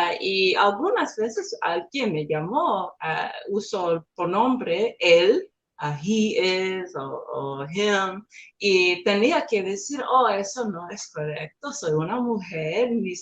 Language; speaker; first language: Spanish; non-native, learner; English